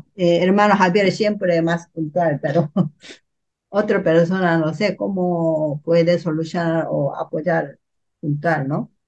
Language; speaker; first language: Spanish; non-native, learner; Korean